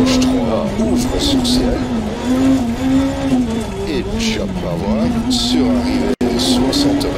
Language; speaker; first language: French; native; French